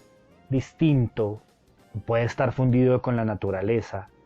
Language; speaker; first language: Spanish; native; Spanish